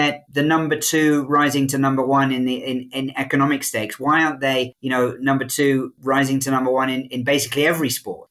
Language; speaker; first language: English; native; English